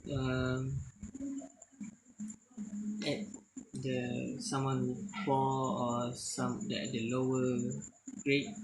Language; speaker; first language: English; non-native, learner; Malay